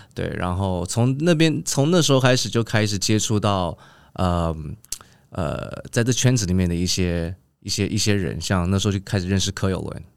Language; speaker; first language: Chinese; early bilingual, heritage; Chinese